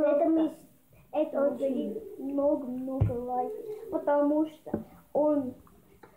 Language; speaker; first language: Russian; early bilingual, heritage; Russian